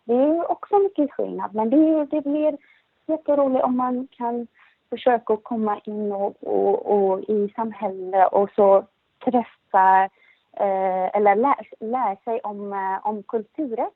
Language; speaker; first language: Swedish; non-native, learner; Arabic